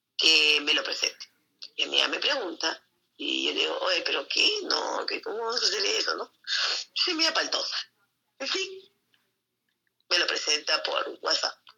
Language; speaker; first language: Spanish; native; Spanish